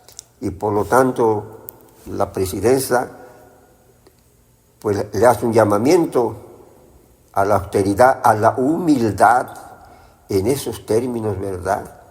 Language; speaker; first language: Spanish; native; Spanish